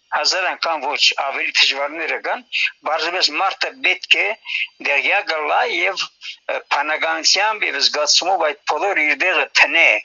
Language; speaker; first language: Armenian; early bilingual, heritage; Armenian